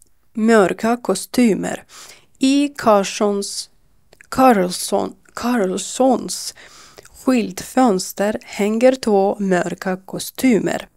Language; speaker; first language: Swedish; non-native, learner; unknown